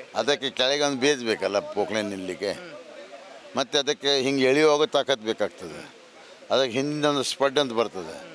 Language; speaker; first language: Kannada; native; Kannada